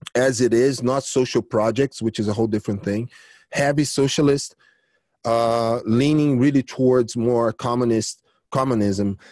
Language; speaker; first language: English; early bilingual, other home language; Portuguese